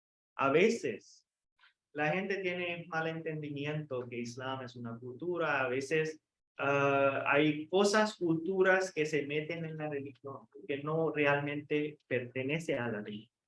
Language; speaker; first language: Spanish; non-native, fluent; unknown